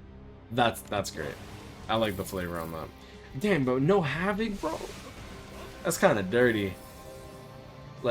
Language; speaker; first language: English; native; English